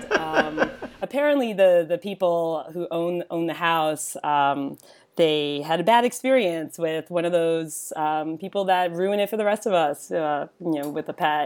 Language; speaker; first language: English; native; English